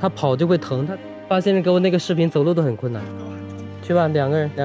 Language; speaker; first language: Chinese; native; Chinese